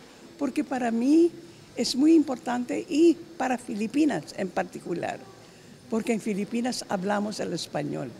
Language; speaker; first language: Spanish; non-native, fluent; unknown